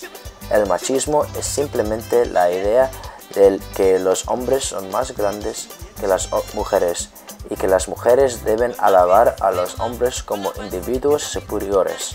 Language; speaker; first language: Spanish; non-native, learner; English